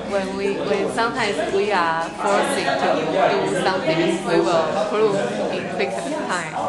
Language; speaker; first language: English; non-native, learner; Chinese